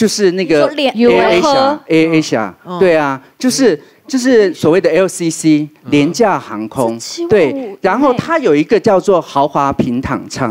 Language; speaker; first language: Chinese; native; Chinese